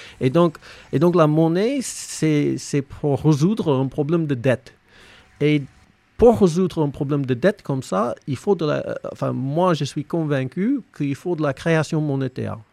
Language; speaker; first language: French; non-native, fluent; English